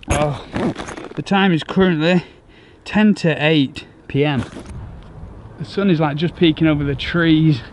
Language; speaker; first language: English; native; English